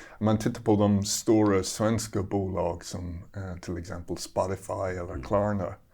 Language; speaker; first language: Swedish; non-native, fluent; English